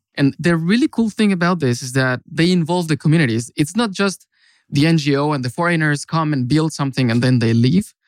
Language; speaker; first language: English; non-native, fluent; Spanish